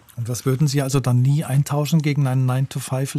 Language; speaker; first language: German; native; German